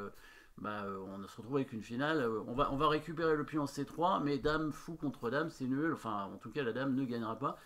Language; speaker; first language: French; native; French